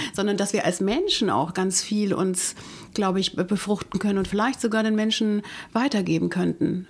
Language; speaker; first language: German; native; German